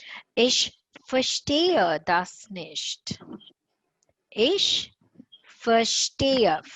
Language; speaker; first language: German; non-native, fluent; Tamil